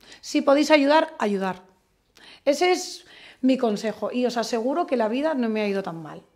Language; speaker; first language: Spanish; native; Spanish